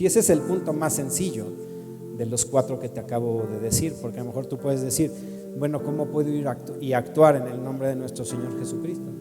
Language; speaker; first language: Spanish; native; Spanish